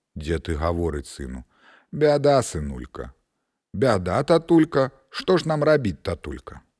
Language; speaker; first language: Belarusian; native; Belarusian